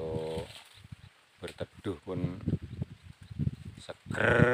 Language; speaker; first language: Indonesian; non-native, local second language; Javanese